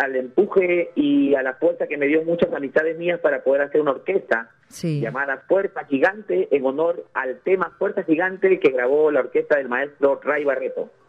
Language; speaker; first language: Spanish; native; Spanish